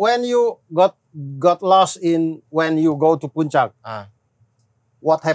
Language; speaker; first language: English; non-native, learner; Indonesian